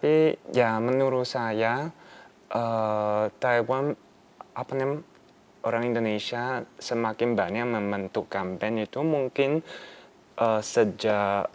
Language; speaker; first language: Indonesian; non-native, fluent; Chinese